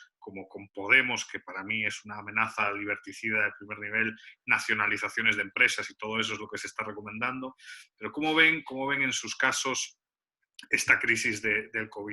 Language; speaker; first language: Spanish; native; Spanish